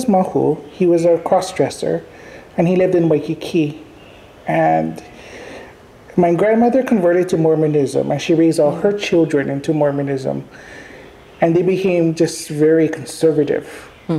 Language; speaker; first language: English; early bilingual, other home language; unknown